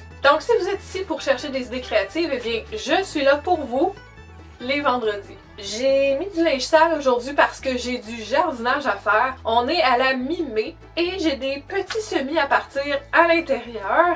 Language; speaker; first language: French; native; French